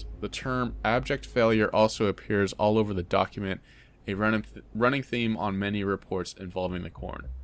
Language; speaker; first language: English; native; English